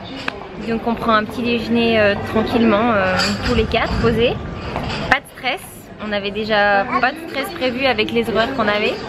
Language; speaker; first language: French; native; French